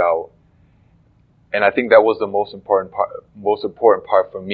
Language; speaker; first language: English; non-native, fluent; German